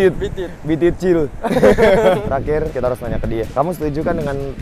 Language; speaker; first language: Indonesian; native; Indonesian